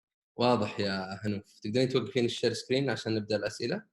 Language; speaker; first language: Arabic; native; Arabic